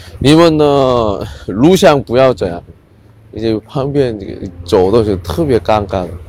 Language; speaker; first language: Chinese; non-native, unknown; Korean